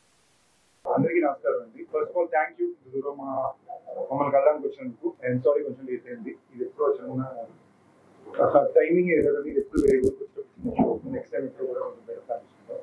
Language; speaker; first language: Telugu; native; Telugu